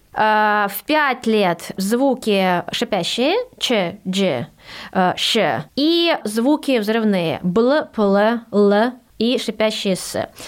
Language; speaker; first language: Russian; early bilingual, heritage; Russian